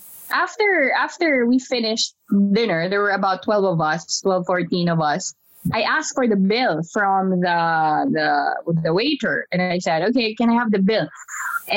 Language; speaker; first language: English; non-native, local second language; Filipino